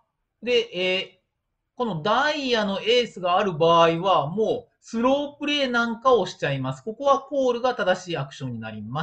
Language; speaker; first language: Japanese; native; Japanese